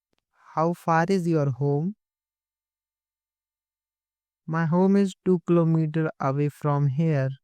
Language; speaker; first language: English; non-native, local second language; Hindi